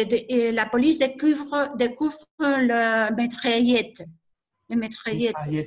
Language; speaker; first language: French; non-native, learner; Spanish